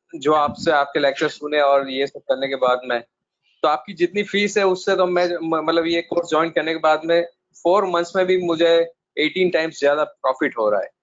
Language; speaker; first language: Hindi; non-native, local second language; Gujarati